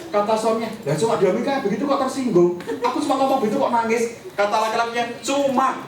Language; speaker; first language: Indonesian; native; Indonesian